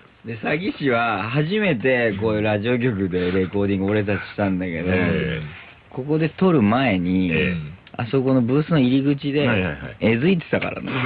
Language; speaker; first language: Japanese; native; Japanese